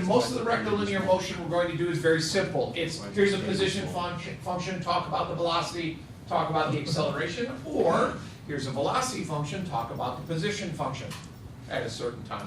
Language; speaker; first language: English; native; English